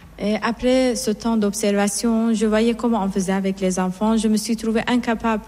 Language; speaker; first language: French; non-native, fluent; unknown